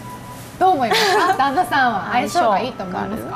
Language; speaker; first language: Japanese; native; Japanese